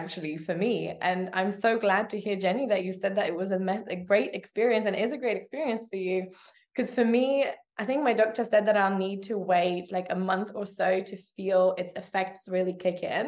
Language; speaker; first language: English; native; English